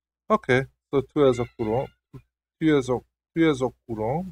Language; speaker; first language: French; non-native, learner; Hungarian